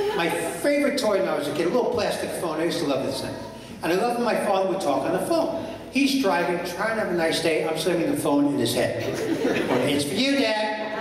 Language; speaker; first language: English; native; English